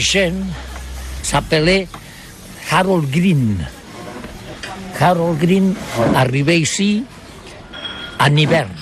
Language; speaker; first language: French; non-native, learner; Catalan